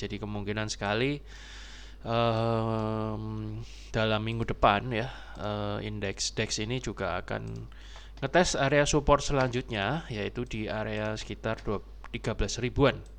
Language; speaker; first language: Indonesian; native; Indonesian